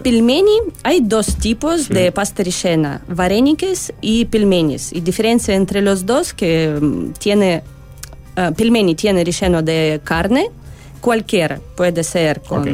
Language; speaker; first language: Spanish; non-native, learner; Russian